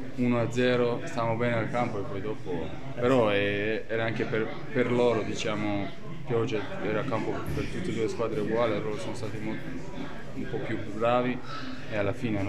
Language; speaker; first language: Italian; non-native, learner; Serbian